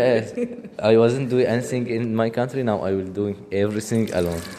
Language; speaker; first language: English; non-native, learner; Arabic